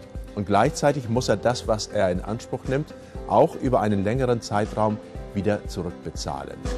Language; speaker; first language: German; native; German